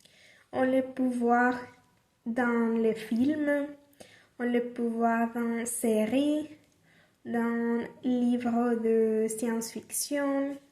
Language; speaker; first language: French; non-native, learner; Spanish